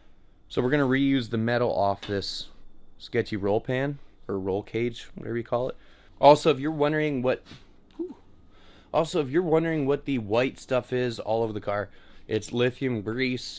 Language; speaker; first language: English; native; English